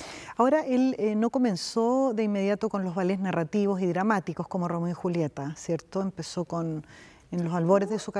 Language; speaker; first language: Spanish; native; Spanish